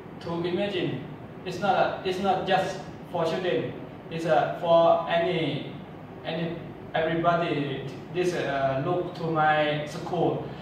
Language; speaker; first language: English; non-native, learner; Thai